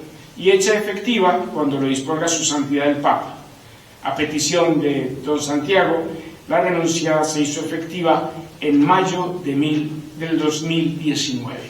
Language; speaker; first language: Spanish; native; Spanish